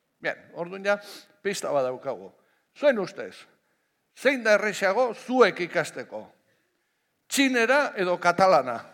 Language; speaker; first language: Basque; non-native, local second language; Spanish